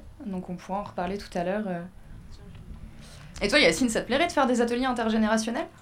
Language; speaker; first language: French; native; French